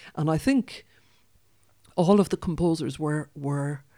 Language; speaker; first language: English; non-native, local second language; Irish